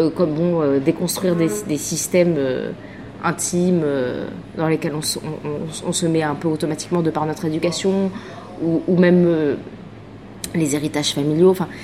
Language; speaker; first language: French; native; French